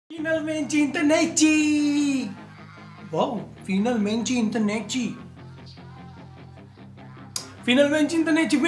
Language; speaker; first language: Portuguese; non-native, learner; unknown